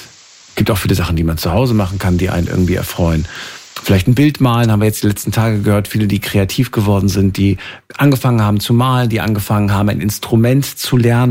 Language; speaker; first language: German; native; German